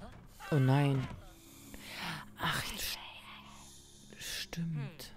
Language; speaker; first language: German; native; German